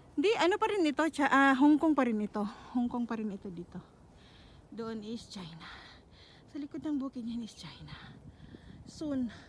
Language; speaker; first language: Filipino; non-native, local second language; Cebuano